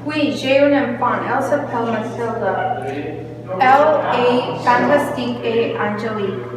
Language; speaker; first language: French; non-native, learner; English